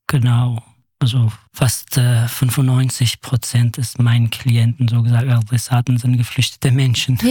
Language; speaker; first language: German; non-native, fluent; Kurdish